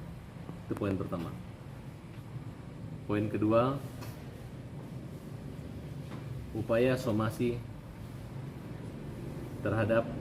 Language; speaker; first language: Indonesian; native; Indonesian